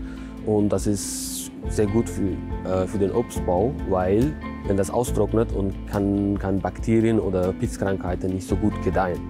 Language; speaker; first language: German; non-native, learner; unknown